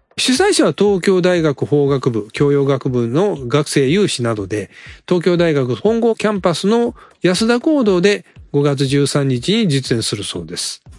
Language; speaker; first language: Japanese; native; Japanese